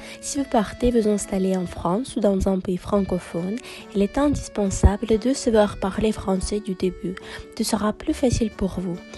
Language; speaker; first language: French; non-native, fluent; Russian